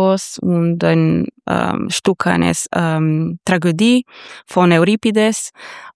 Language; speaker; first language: German; non-native, fluent; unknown